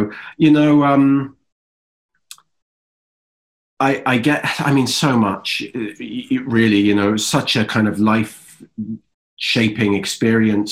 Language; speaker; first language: English; native; English